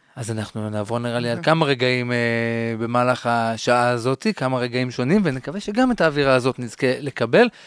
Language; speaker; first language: Hebrew; native; Hebrew